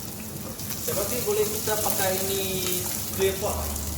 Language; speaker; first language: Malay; non-native, local second language; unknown